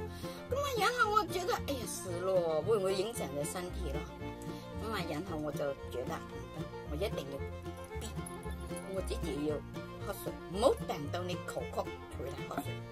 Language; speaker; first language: Chinese; non-native, local second language; Cantonese